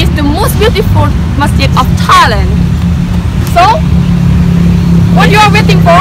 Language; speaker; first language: English; non-native, learner; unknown